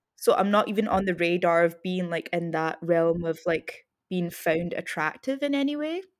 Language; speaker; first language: English; native; English